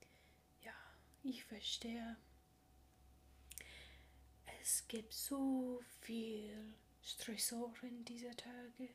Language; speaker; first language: German; non-native, learner; English